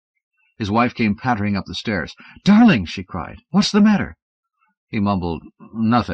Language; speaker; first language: English; native; English